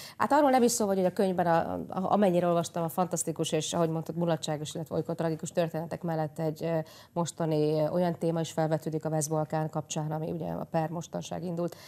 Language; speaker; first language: Hungarian; native; Hungarian